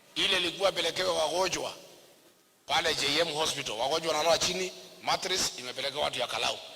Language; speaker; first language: Swahili; non-native, local second language; Kikuyu